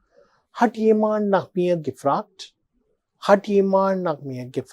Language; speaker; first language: German; non-native, fluent; Telugu